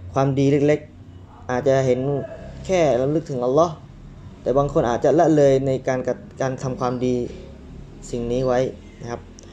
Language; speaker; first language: Thai; non-native, local second language; Malay